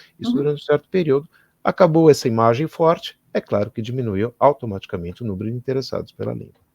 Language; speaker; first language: Portuguese; native; Portuguese